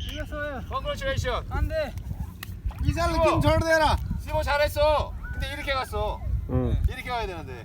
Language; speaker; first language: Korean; non-native, learner; Nepali